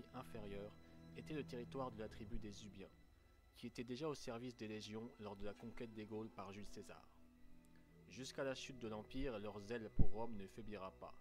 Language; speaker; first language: French; native; French